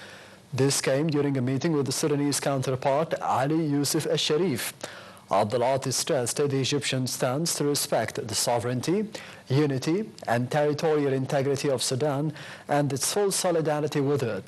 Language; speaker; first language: English; non-native, local second language; Arabic